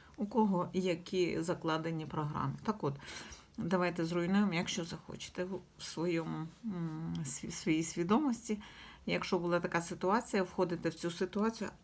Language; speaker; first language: Ukrainian; non-native, local second language; Russian